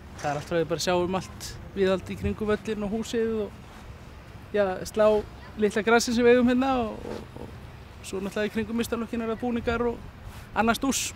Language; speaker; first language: Icelandic; native; Icelandic